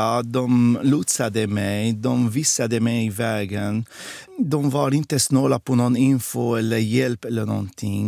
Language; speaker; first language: Swedish; non-native, fluent; Arabic